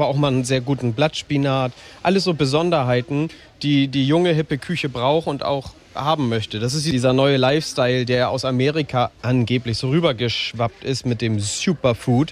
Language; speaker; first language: German; native; German